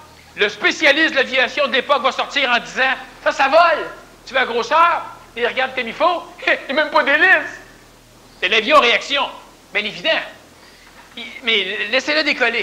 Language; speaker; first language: French; native; French